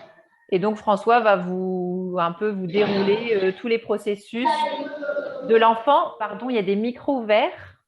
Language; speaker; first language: French; native; French